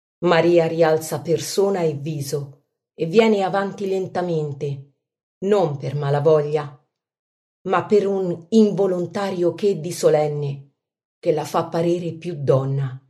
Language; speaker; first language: Italian; native; Italian